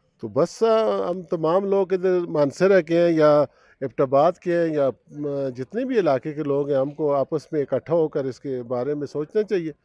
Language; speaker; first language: Urdu; non-native, local second language; Northern Hindko